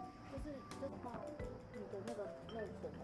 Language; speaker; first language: Chinese; native; Chinese